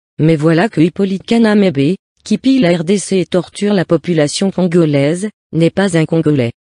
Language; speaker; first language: French; non-native, local second language; Lingala